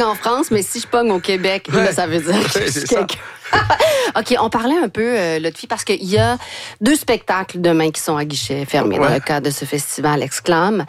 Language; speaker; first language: French; native; French